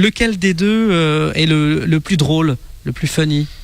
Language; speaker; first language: French; native; French